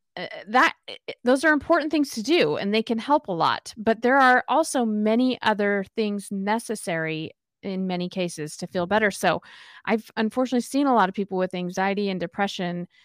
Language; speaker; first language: English; native; English